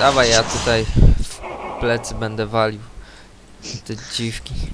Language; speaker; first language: Polish; native; Polish